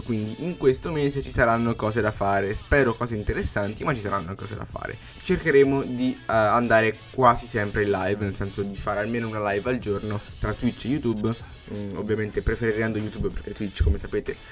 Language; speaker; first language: Italian; native; Italian